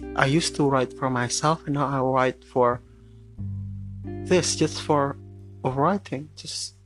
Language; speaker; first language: English; non-native, fluent; Indonesian